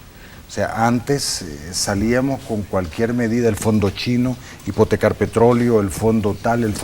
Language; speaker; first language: Spanish; native; Spanish